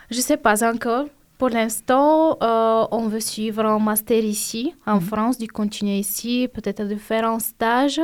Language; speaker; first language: French; non-native, fluent; Bulgarian